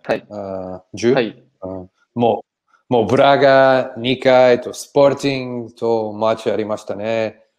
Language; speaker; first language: Japanese; non-native, learner; Portuguese